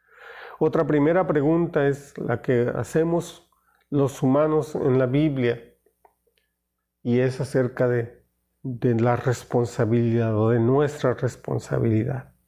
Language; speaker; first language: Spanish; native; Spanish